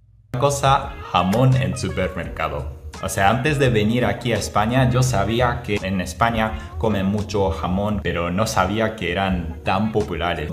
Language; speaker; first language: Spanish; non-native, fluent; Japanese